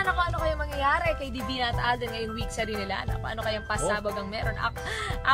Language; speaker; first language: Filipino; native; Filipino